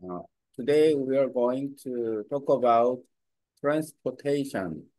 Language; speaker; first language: English; non-native, learner; Korean